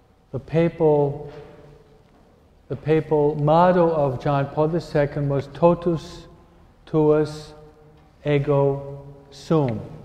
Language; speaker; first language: English; native; English